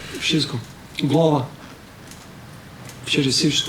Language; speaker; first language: Polish; non-native, learner; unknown